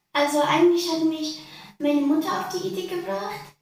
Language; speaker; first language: German; early bilingual, other home language; Arabic